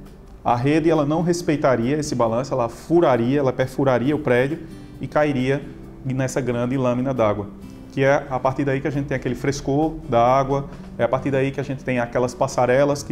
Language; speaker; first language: Portuguese; native; Portuguese